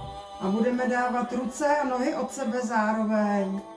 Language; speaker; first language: Czech; native; Czech